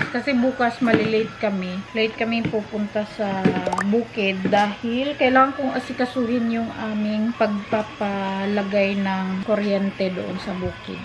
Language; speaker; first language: Filipino; non-native, local second language; Cebuano